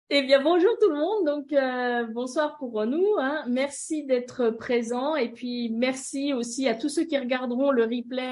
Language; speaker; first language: French; native; French